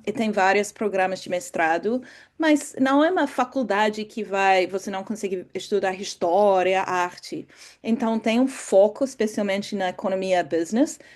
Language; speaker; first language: Portuguese; non-native, fluent; English